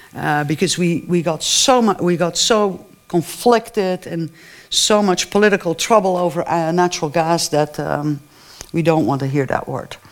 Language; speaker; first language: English; non-native, fluent; Dutch